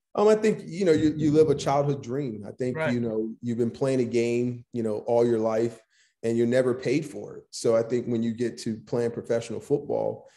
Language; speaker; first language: English; native; English